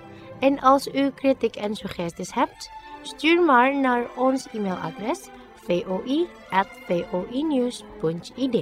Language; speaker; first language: Dutch; non-native, learner; Indonesian